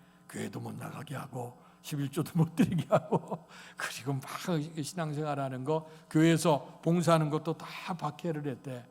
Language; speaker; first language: Korean; native; Korean